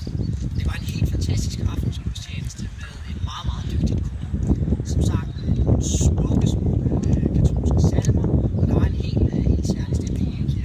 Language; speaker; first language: Danish; native; Danish